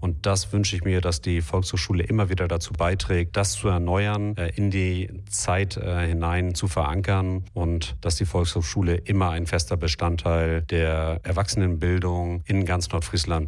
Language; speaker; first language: German; native; German